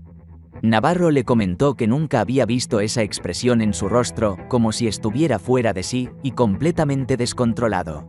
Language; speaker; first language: Spanish; native; Spanish